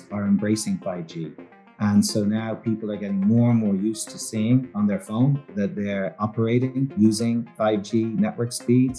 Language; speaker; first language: English; native; English